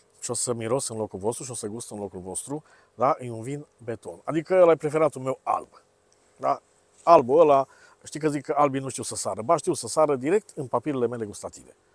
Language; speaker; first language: Romanian; native; Romanian